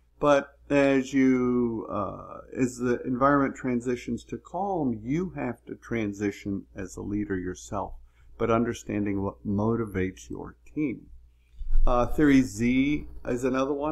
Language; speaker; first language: English; native; English